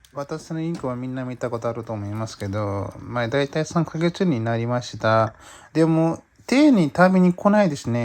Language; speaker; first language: Japanese; non-native, learner; Vietnamese